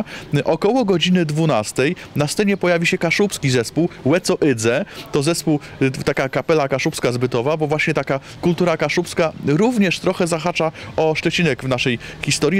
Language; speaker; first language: Polish; native; Polish